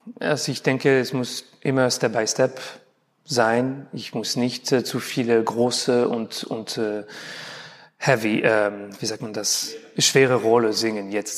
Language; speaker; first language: German; non-native, learner; French